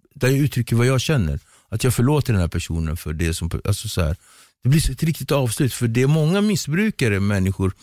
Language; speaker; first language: Swedish; early bilingual, other home language; Kabuverdianu